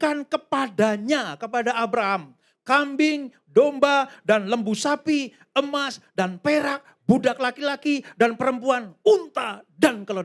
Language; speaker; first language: Indonesian; native; Indonesian